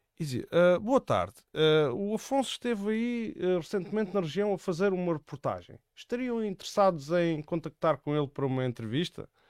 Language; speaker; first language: Portuguese; native; Portuguese